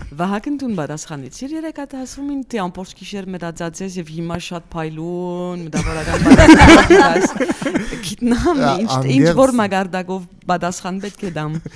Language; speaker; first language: Armenian; early bilingual, heritage; Armenian